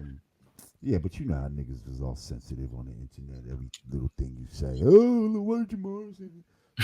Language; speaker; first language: English; native; English